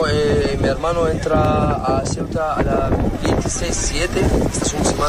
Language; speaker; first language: Spanish; non-native, learner; Arabic